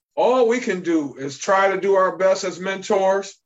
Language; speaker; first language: English; native; English